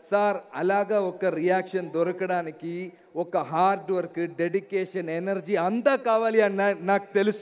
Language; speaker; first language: Telugu; non-native, learner; Malayalam